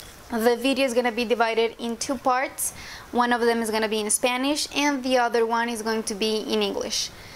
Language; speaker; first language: English; non-native, fluent; Spanish